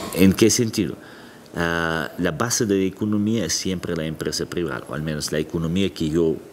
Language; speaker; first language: Spanish; non-native, fluent; Russian